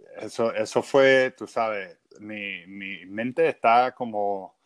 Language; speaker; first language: Spanish; non-native, fluent; English